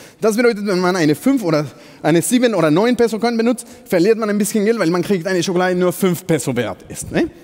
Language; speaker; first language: German; non-native, fluent; Spanish